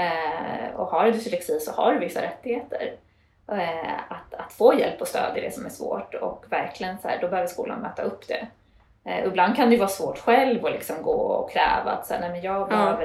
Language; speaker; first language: Swedish; native; Swedish